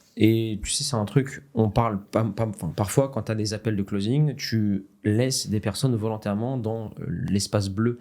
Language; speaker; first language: French; native; French